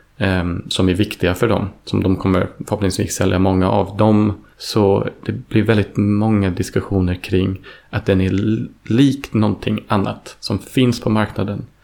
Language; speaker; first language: Swedish; early bilingual, heritage; Swedish